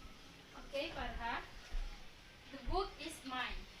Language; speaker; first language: English; non-native, learner; Indonesian